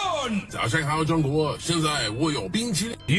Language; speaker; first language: Chinese; non-native, learner; English